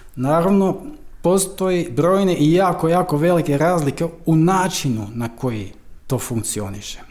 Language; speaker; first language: Croatian; non-native, fluent; Dutch